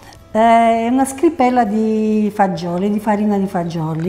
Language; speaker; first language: Italian; non-native, fluent; Romanian